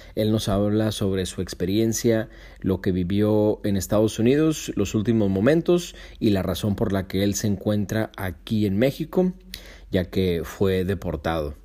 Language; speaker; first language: Spanish; native; Spanish